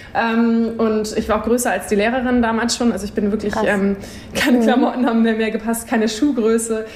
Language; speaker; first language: German; native; German